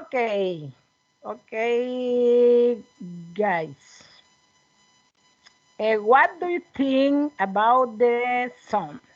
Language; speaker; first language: English; non-native, learner; Spanish